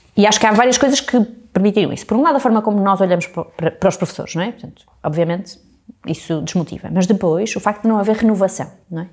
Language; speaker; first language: Portuguese; native; Portuguese